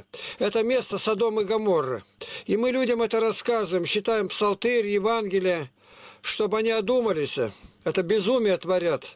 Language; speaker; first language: Russian; native; Russian